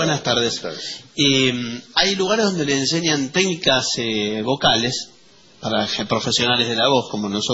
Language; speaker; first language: Spanish; native; Spanish